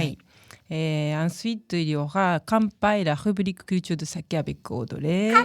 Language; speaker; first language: French; non-native, fluent; Japanese